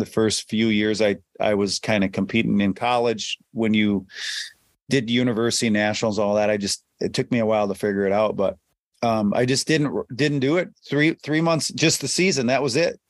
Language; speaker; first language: English; native; English